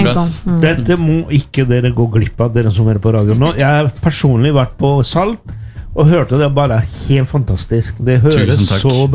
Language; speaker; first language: Norwegian; non-native, fluent; Spanish